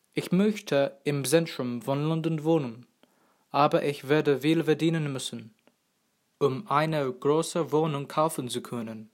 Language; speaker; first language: German; non-native, learner; English